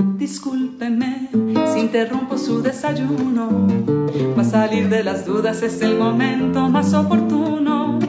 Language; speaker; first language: Spanish; early bilingual, heritage; Spanish